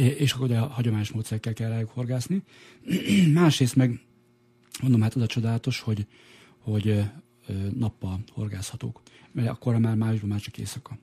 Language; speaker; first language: Hungarian; native; Hungarian